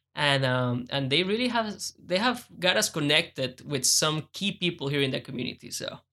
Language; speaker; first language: English; non-native, fluent; Spanish